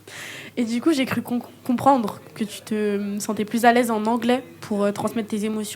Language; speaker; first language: French; native; French